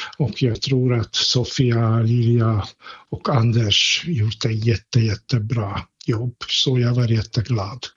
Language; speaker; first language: Swedish; non-native, fluent; Hungarian